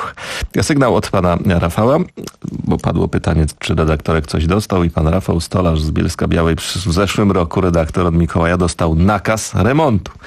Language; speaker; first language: Polish; native; Polish